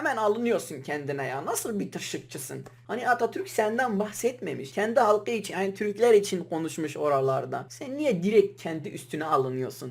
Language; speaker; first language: Turkish; non-native, local second language; Kurdish